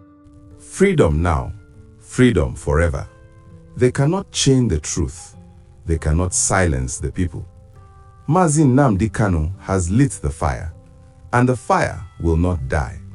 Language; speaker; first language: English; non-native, local second language; Igbo